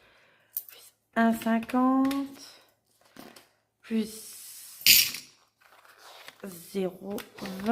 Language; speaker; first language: French; native; French